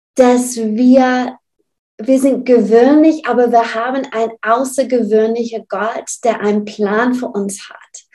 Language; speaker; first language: German; non-native, fluent; English